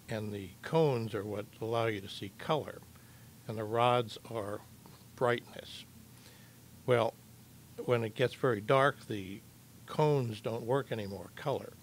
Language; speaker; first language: English; native; English